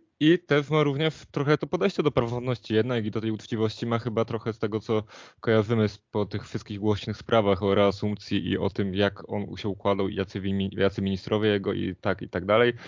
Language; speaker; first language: Polish; native; Polish